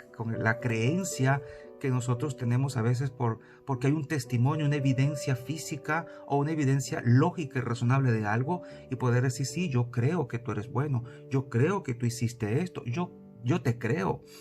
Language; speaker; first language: Spanish; native; Spanish